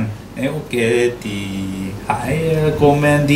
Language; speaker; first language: Vietnamese; non-native, learner; Japanese